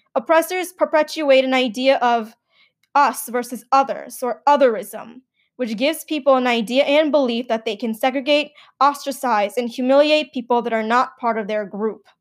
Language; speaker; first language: English; early bilingual, other home language; Gujarati